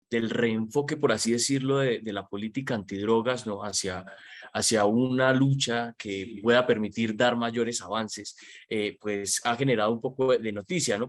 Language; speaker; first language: Spanish; native; Spanish